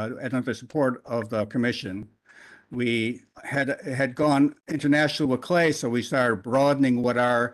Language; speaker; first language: English; native; English